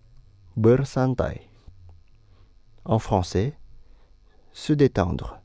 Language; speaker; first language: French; non-native, fluent; Indonesian